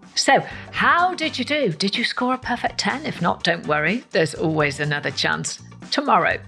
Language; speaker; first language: English; native; English